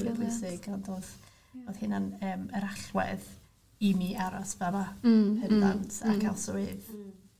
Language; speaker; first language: Welsh; non-native, local second language; English